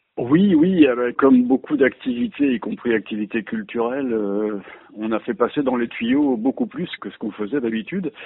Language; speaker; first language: French; native; French